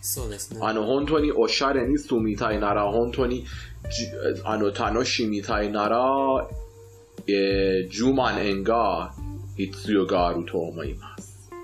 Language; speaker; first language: Japanese; non-native, fluent; Persian